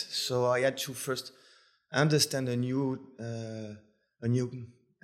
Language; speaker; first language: English; non-native, fluent; French